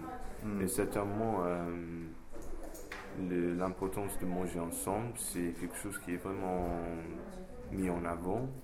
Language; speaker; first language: French; non-native, fluent; English